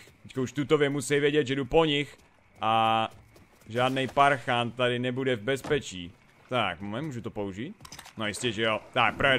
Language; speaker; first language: Czech; native; Czech